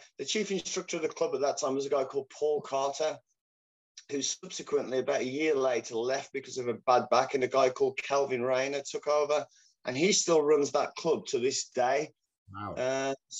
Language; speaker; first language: English; native; English